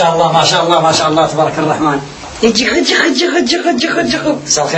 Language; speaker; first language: Arabic; native; Arabic